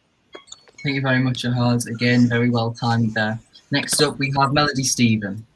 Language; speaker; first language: English; native; English